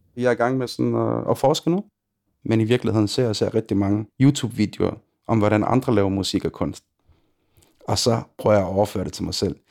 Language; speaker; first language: Danish; early bilingual, other home language; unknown